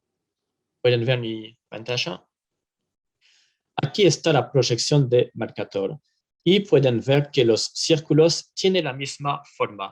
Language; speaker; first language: Spanish; non-native, fluent; French